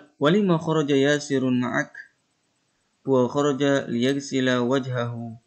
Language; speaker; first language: Arabic; non-native, fluent; Indonesian